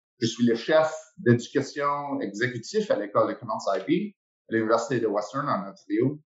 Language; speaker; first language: French; non-native, learner; English